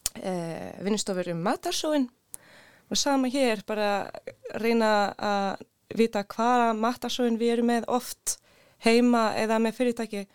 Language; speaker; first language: Icelandic; non-native, learner; Swedish